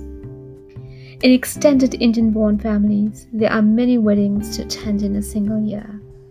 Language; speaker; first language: English; native; English